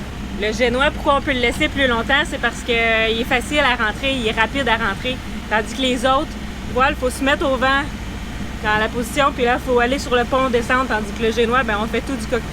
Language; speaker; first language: French; native; French